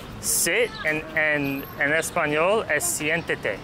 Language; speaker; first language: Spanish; non-native, learner; English